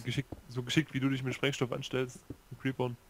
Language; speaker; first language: German; native; German